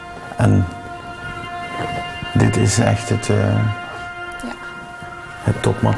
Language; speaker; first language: Dutch; native; Dutch